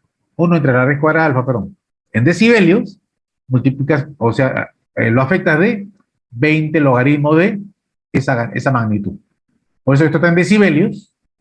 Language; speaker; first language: Spanish; native; Spanish